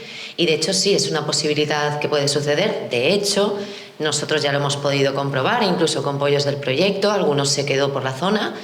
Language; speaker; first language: Spanish; native; Spanish